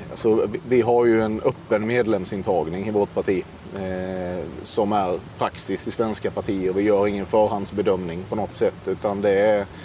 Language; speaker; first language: Swedish; native; Swedish